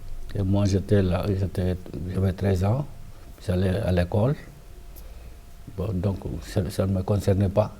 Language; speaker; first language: French; non-native, fluent; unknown